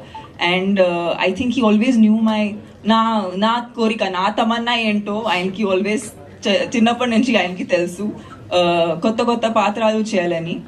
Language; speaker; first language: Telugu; non-native, fluent; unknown